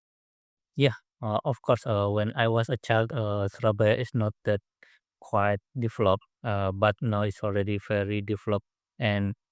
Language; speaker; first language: English; non-native, learner; Indonesian